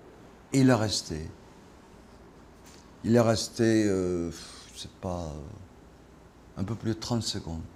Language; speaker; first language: French; non-native, fluent; Korean